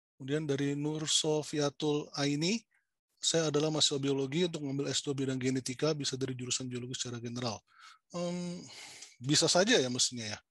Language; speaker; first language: Indonesian; native; Indonesian